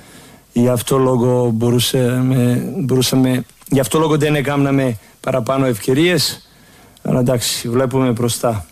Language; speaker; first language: Greek; non-native, learner; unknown